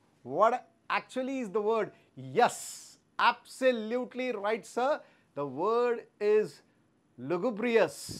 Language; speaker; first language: English; non-native, local second language; Telugu